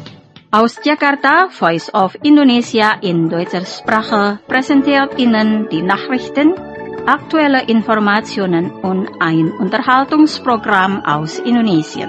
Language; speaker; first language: German; non-native, fluent; Indonesian